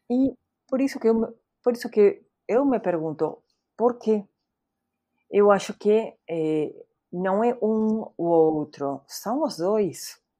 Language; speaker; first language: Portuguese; non-native, fluent; Spanish